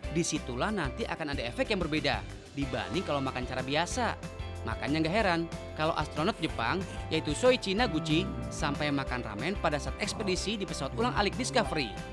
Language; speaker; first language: Indonesian; native; Indonesian